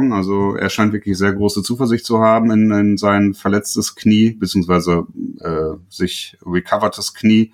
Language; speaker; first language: German; native; German